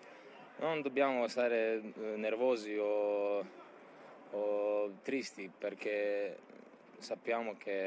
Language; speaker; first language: Italian; non-native, fluent; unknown